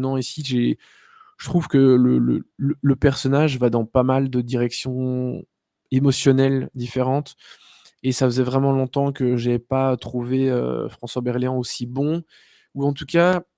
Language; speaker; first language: French; native; French